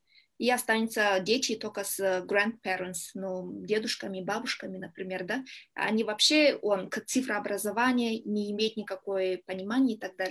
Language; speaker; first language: Russian; non-native, learner; Kyrgyz